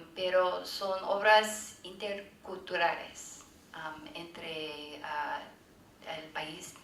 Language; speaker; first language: Spanish; non-native, learner; English